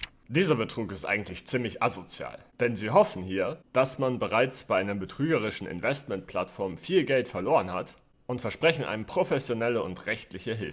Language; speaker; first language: German; native; German